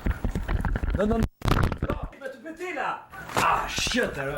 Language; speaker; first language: French; native; French